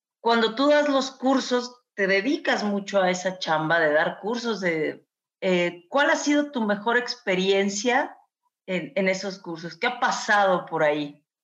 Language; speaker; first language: Spanish; native; Spanish